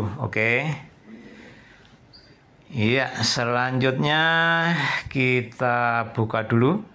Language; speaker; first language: Indonesian; native; Indonesian